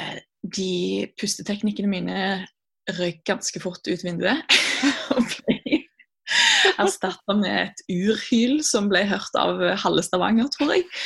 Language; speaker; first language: Norwegian; native; Norwegian